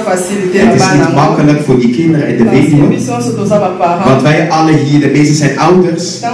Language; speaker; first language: Dutch; non-native, fluent; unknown